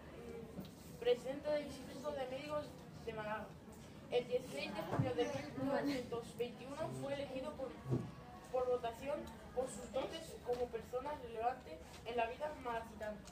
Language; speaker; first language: Spanish; native; Spanish